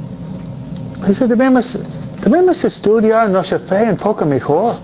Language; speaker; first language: Spanish; non-native, fluent; English